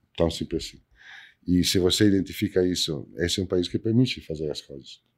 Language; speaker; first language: Portuguese; non-native, fluent; Italian